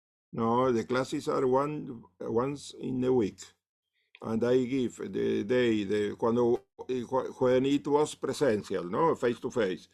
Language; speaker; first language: English; non-native, learner; Spanish